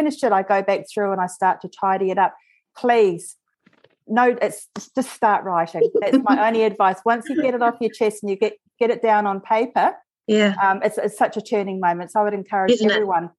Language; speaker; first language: English; native; English